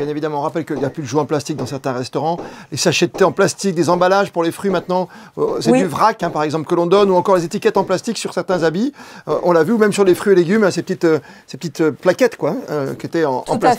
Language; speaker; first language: French; native; French